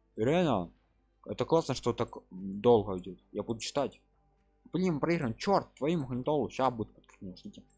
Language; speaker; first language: Russian; non-native, local second language; Ukrainian